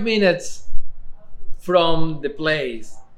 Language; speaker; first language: English; non-native, fluent; Spanish